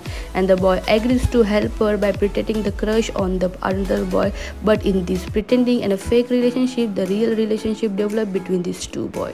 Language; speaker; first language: English; non-native, fluent; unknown